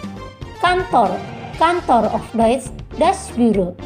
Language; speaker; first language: German; non-native, fluent; Indonesian